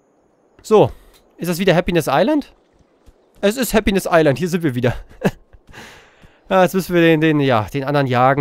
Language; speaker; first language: German; native; German